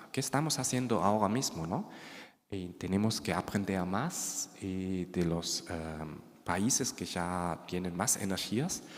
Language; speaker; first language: Spanish; non-native, fluent; German